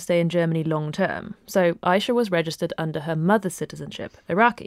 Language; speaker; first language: English; native; English